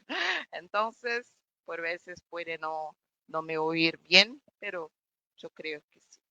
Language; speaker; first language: Spanish; non-native, fluent; Portuguese